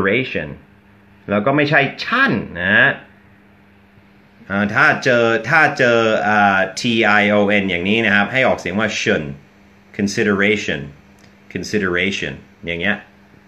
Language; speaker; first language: Thai; non-native, fluent; English